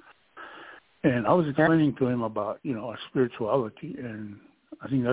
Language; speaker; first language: English; early bilingual, other home language; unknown